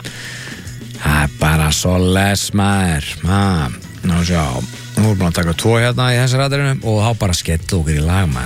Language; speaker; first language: Icelandic; native; Icelandic